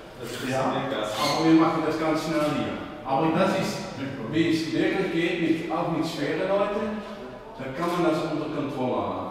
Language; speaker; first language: German; non-native, fluent; Dutch